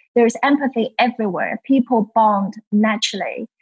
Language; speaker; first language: English; non-native, fluent; Chinese